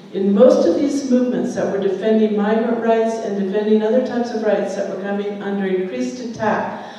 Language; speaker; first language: English; native; English